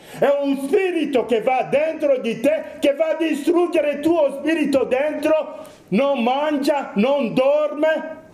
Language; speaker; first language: Italian; non-native, fluent; Romanian